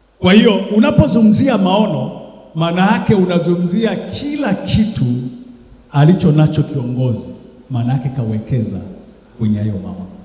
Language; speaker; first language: Swahili; native; Swahili